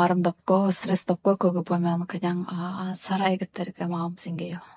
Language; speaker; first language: Korean; non-native, fluent; Kyrgyz